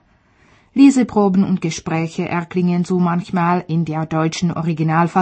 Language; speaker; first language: German; native; German